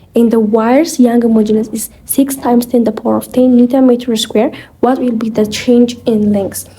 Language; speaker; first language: English; non-native, local second language; Amharic